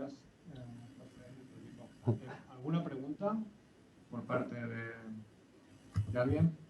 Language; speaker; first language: Spanish; non-native, learner; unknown